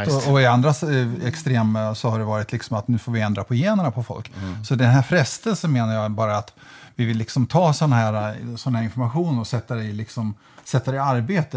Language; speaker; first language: Swedish; native; Swedish